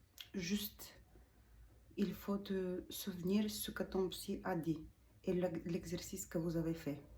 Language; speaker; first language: French; non-native, learner; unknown